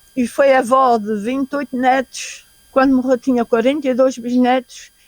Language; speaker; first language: Portuguese; native; Portuguese